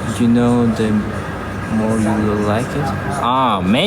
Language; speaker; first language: English; non-native, fluent; Uzbek